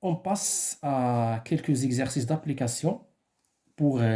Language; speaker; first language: French; non-native, local second language; Arabic